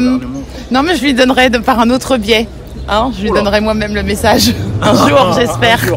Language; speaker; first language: French; native; French